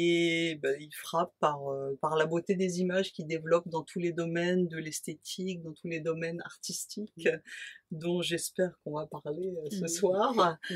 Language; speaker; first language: French; native; French